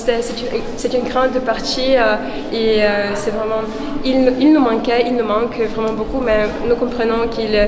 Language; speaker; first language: French; non-native, fluent; Ukrainian